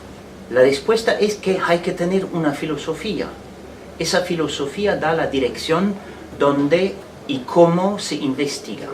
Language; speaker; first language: Spanish; non-native, fluent; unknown